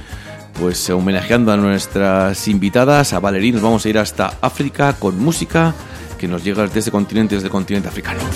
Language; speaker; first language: Spanish; native; Spanish